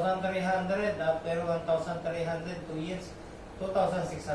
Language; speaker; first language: English; non-native, learner; Filipino